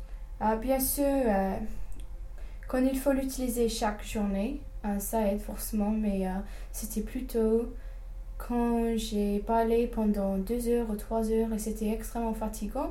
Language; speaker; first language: French; non-native, fluent; English